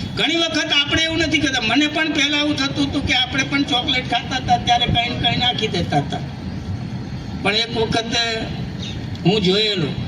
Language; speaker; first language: Gujarati; native; Gujarati